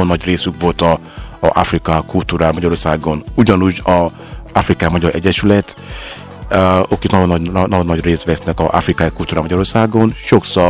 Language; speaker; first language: Hungarian; non-native, learner; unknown